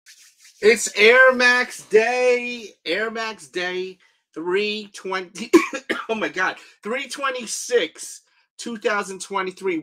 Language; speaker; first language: English; native; English